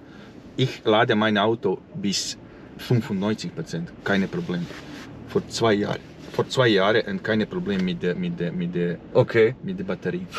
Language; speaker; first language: German; non-native, learner; Croatian